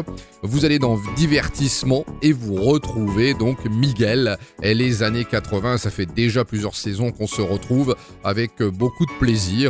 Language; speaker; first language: French; native; French